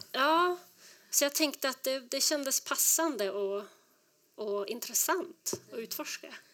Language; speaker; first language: Swedish; native; Swedish